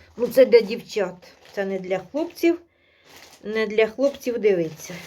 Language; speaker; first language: Ukrainian; native; Ukrainian